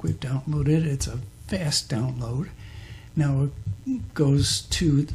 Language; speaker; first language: English; native; English